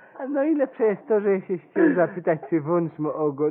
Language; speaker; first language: Polish; native; Polish